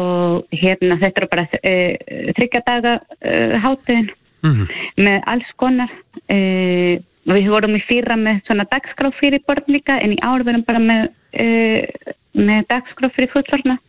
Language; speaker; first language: Icelandic; non-native, learner; Spanish